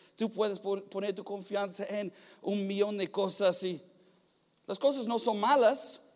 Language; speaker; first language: Spanish; non-native, fluent; English